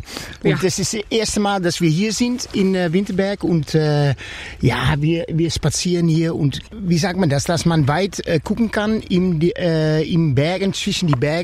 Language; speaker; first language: German; non-native, learner; Dutch